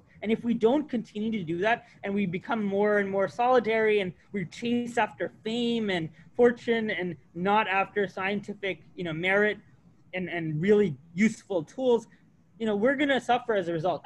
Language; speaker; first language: English; native; English